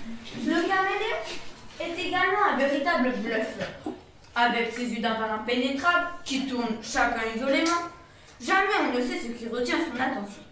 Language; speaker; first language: French; native; French